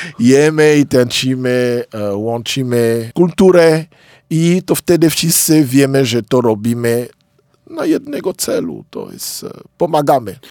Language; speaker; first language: Polish; non-native, fluent; Lingala